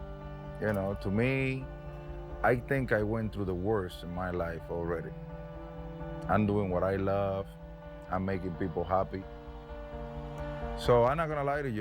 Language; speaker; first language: English; non-native, fluent; Spanish